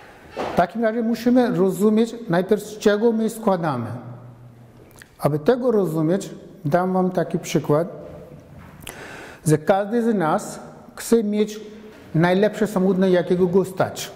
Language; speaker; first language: Polish; non-native, fluent; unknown